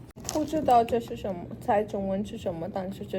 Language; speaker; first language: Chinese; non-native, learner; Hindi